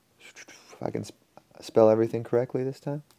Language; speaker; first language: English; native; English